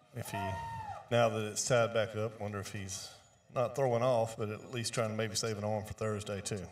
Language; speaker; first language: English; native; English